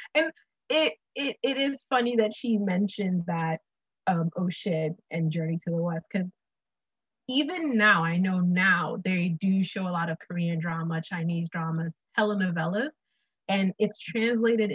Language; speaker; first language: English; non-native, local second language; Akan